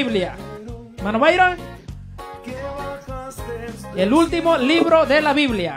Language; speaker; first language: Spanish; native; Spanish